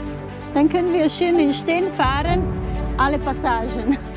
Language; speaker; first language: German; non-native, fluent; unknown